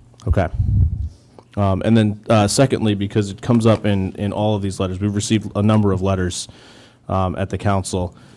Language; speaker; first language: English; native; English